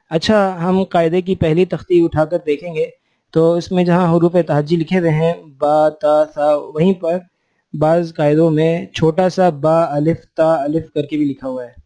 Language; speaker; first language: Urdu; native; Urdu